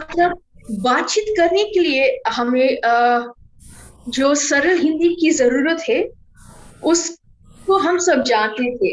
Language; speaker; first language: Hindi; non-native, fluent; English